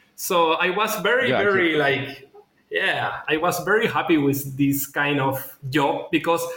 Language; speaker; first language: English; non-native, fluent; Spanish